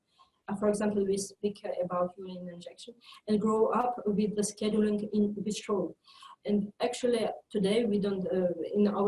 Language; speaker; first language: English; non-native, fluent; French